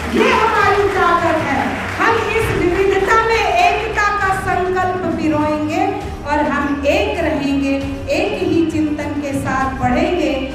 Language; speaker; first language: Hindi; native; Hindi